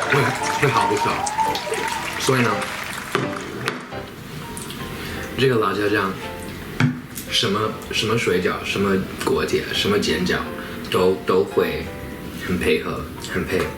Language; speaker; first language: Chinese; non-native, fluent; English